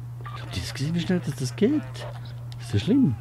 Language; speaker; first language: German; native; German